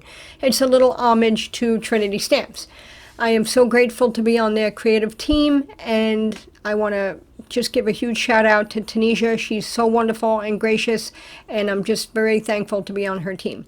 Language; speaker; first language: English; native; English